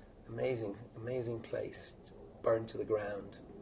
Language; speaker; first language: English; native; English